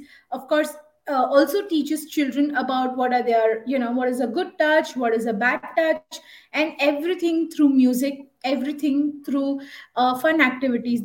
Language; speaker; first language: English; non-native, local second language; Hindi